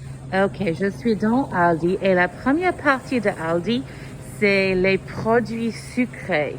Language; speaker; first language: French; non-native, fluent; English